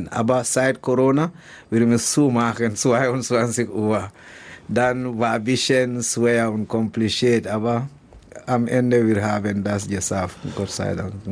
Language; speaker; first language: German; non-native, learner; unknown